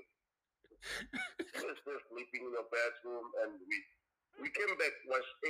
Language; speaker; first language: English; non-native, local second language; Tongan